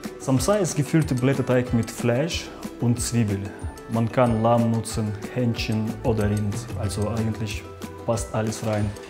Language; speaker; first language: German; non-native, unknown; Russian